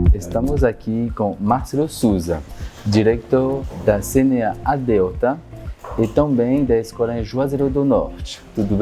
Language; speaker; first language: Portuguese; non-native, fluent; French